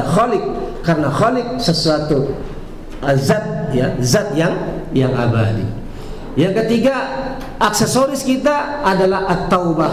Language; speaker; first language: Indonesian; native; Indonesian